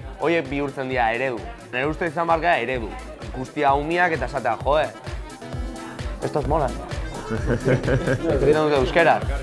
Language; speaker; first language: Basque; native; Basque